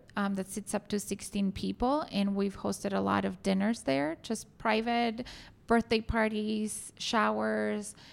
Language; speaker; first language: English; non-native, fluent; Spanish